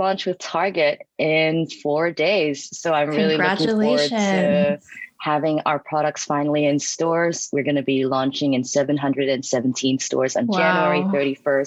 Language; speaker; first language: English; non-native, local second language; Cantonese